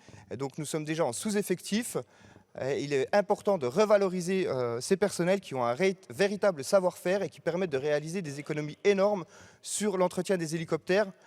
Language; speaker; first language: French; native; French